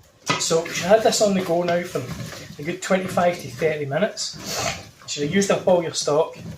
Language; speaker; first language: English; native; English